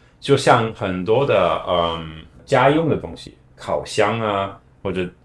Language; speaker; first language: Chinese; non-native, fluent; English